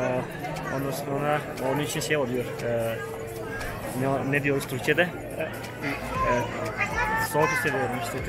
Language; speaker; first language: Turkish; non-native, fluent; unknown